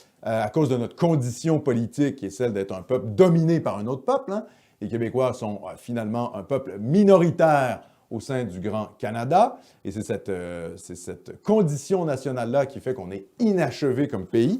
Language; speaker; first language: French; native; French